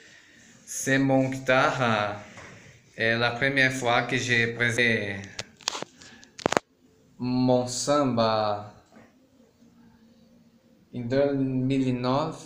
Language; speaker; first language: French; non-native, learner; Portuguese